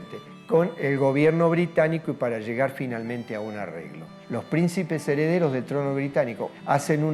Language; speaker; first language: Spanish; native; Spanish